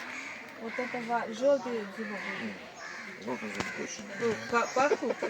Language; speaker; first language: Russian; non-native, learner; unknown